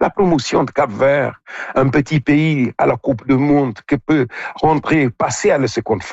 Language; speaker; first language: French; non-native, local second language; Portuguese